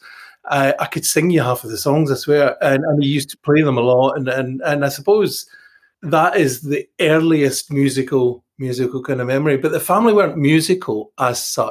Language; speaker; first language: English; native; English